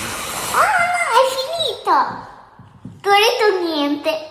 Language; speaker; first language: Italian; early bilingual, other home language; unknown